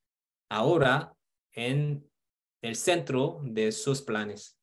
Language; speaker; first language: Spanish; non-native, fluent; Korean